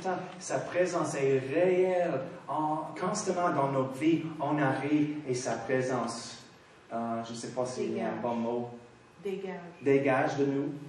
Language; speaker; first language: French; non-native, fluent; English